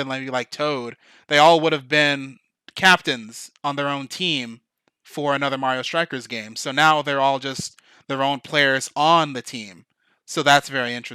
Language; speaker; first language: English; native; English